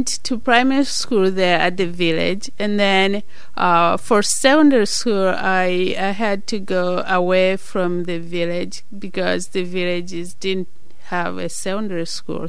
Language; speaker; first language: English; non-native, local second language; Nyanja